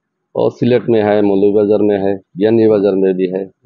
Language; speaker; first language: Hindi; non-native, learner; Bangla